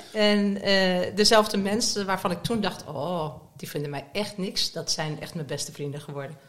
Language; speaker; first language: Dutch; native; Dutch